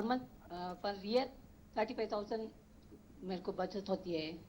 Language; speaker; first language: Hindi; non-native, local second language; Tamil